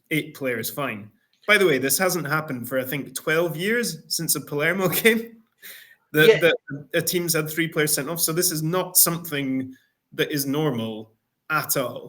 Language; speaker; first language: English; native; English